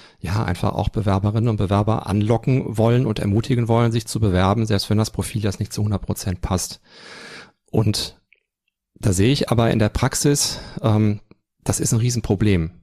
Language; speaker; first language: German; native; German